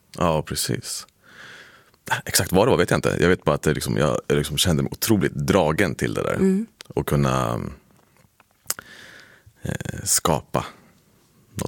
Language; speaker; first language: Swedish; native; Swedish